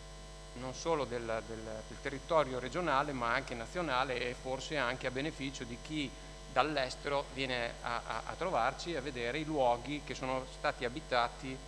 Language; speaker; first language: Italian; native; Italian